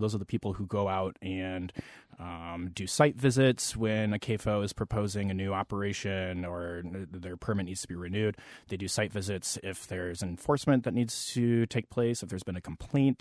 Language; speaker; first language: English; native; English